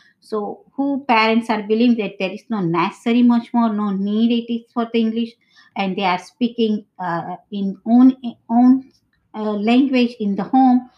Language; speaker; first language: English; non-native, local second language; Gujarati